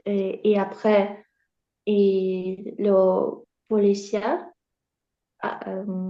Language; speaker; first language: French; non-native, learner; Russian